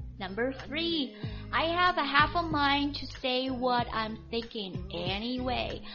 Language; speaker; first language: English; non-native, fluent; Chinese